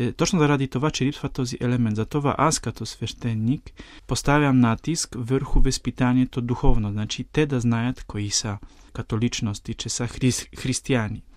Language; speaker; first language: Bulgarian; non-native, fluent; Polish